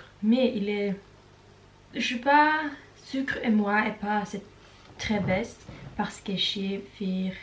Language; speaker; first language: French; non-native, learner; Norwegian